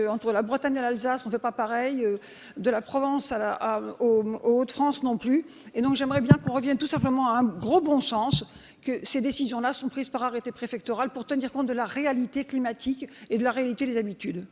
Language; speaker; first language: French; native; French